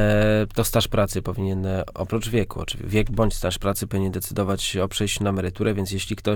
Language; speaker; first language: Polish; native; Polish